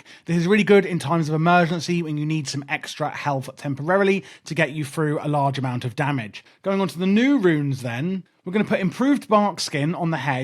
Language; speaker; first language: English; native; English